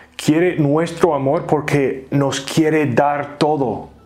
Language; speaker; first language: Spanish; native; Spanish